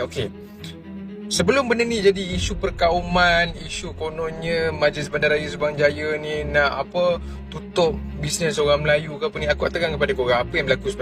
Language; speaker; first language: Malay; native; Malay